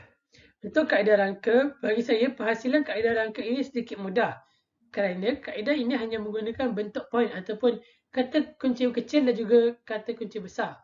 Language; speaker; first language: Malay; native; Malay